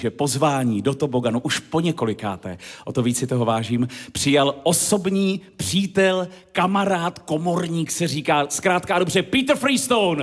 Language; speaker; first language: Czech; native; Czech